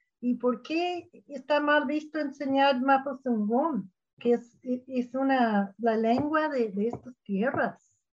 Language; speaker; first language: Spanish; non-native, fluent; English